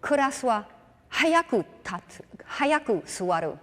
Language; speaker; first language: Japanese; non-native, learner; English